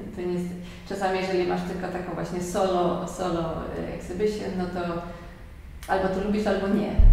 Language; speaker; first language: Polish; early bilingual, heritage; Polish